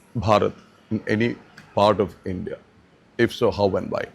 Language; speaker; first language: English; non-native, local second language; Malayalam